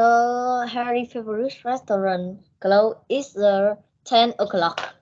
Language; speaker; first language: English; non-native, learner; Vietnamese